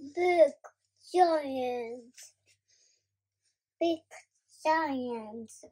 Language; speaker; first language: English; early bilingual, other home language; Romanian